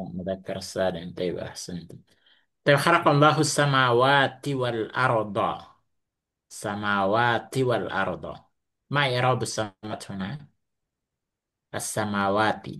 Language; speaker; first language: Arabic; non-native, fluent; Indonesian